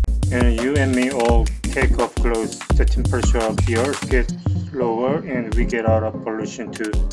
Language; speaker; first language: English; non-native, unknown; Korean